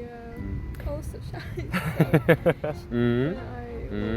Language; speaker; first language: English; non-native, learner; Korean